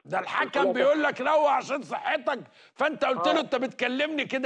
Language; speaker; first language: Arabic; native; Arabic